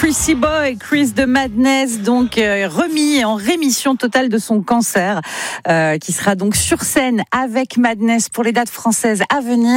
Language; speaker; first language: French; native; French